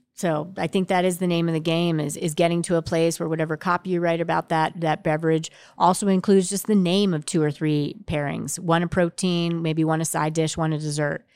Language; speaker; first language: English; native; English